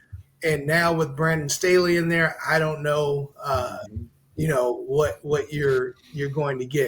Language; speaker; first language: English; native; English